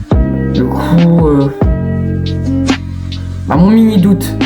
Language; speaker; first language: French; native; French